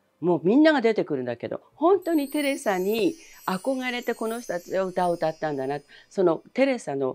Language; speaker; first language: Japanese; early bilingual, other home language; Chinese